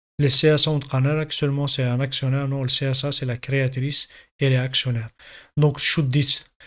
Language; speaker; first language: French; non-native, local second language; Kabyle